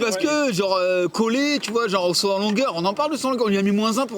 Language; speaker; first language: French; native; French